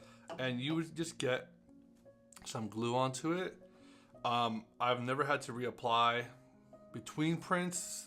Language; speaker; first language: English; native; English